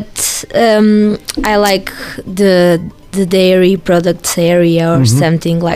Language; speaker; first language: English; non-native, learner; Portuguese